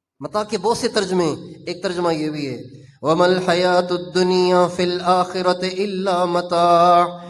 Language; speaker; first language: Urdu; non-native, local second language; Sindhi